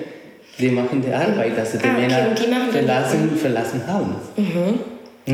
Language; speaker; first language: German; non-native, learner; Spanish